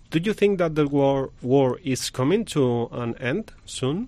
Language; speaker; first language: English; non-native, learner; Spanish